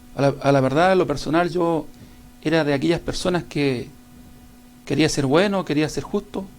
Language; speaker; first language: Spanish; native; Spanish